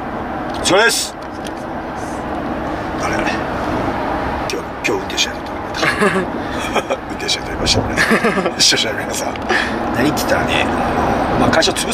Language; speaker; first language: Japanese; native; Japanese